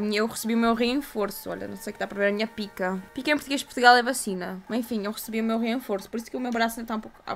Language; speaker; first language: Portuguese; early bilingual, other home language; Ukrainian